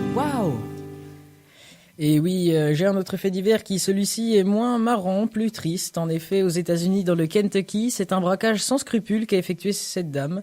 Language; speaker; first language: French; native; French